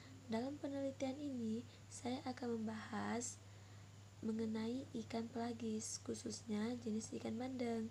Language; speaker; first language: Indonesian; non-native, local second language; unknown